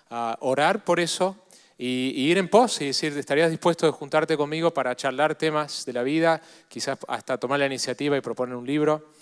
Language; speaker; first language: Spanish; native; Spanish